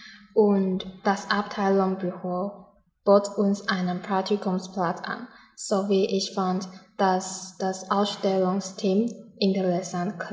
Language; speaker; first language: German; non-native, learner; Chinese